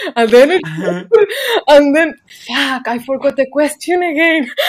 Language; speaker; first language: English; non-native, fluent; Spanish